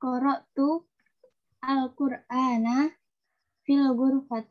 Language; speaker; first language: Arabic; non-native, learner; Indonesian